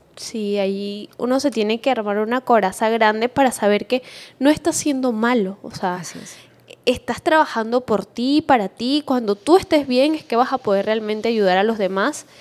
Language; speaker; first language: Spanish; native; Spanish